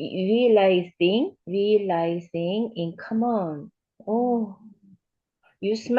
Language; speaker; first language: English; non-native, learner; Korean